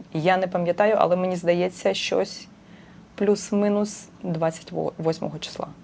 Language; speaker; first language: Ukrainian; non-native, local second language; Russian